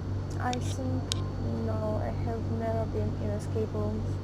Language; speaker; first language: English; non-native, learner; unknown